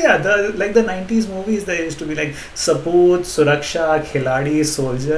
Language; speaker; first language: English; non-native, local second language; Hindi